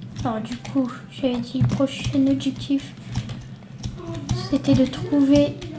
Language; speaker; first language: French; native; French